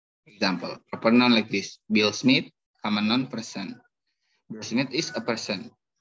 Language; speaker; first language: English; non-native, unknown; Indonesian